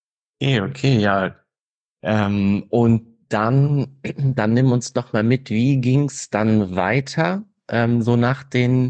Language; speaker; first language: German; native; German